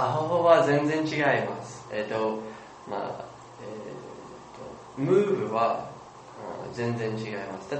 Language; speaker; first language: Japanese; non-native, learner; English